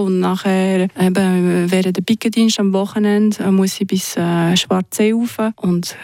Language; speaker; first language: German; non-native, local second language; French